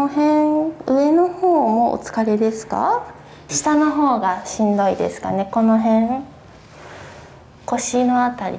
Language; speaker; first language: Japanese; native; Japanese